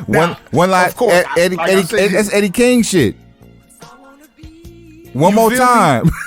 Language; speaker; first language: English; native; English